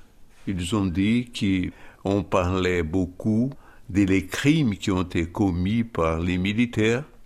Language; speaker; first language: French; non-native, fluent; Portuguese